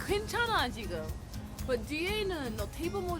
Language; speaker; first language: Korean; non-native, learner; English